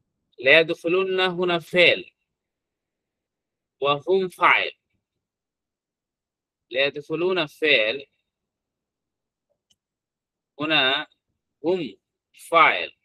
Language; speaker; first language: Arabic; non-native, fluent; Bangla